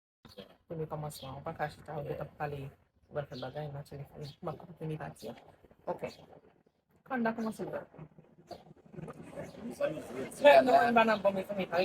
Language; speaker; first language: French; non-native, learner; Haitian Creole